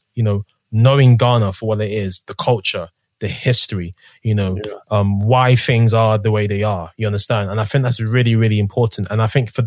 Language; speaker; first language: English; native; English